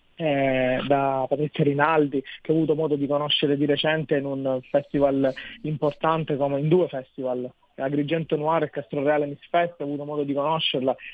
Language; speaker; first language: Italian; native; Italian